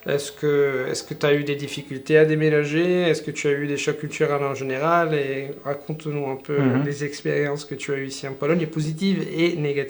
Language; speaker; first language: French; non-native, fluent; Italian